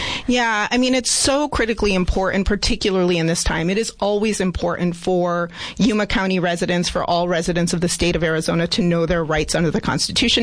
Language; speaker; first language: English; early bilingual, other home language; Spanish